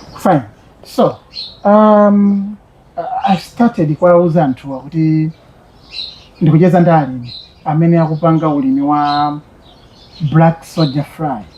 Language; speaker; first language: Nyanja; native; Nyanja